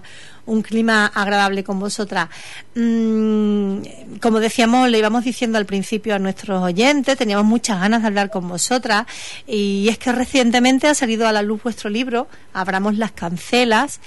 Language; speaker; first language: Spanish; native; Spanish